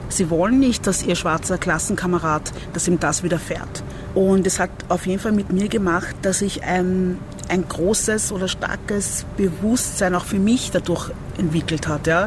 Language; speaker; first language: German; early bilingual, other home language; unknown